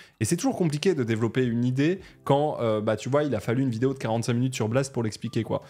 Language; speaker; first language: French; native; French